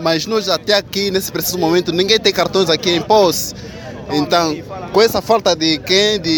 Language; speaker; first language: Portuguese; native; Portuguese